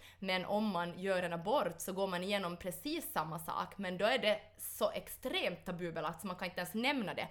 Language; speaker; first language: Swedish; native; Swedish